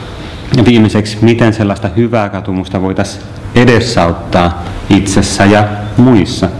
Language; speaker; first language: Finnish; native; Finnish